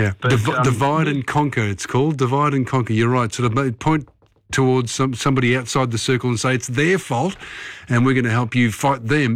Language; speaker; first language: English; native; English